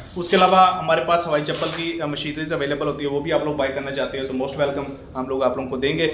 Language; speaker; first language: Urdu; non-native, local second language; Punjabi